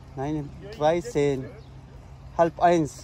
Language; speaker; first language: German; early bilingual, other home language; Turkish